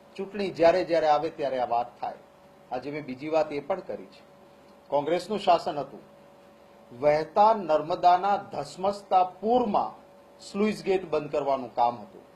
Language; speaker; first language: Gujarati; non-native, local second language; Kachhi